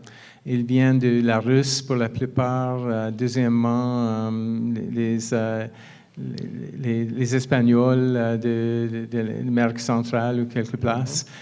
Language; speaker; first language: French; non-native, fluent; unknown